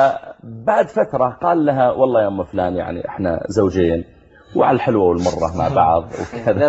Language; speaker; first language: Arabic; native; Arabic